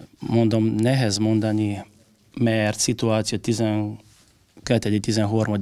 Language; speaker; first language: Hungarian; non-native, learner; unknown